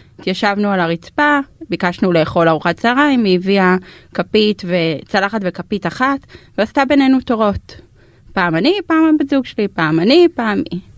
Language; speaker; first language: Hebrew; native; Hebrew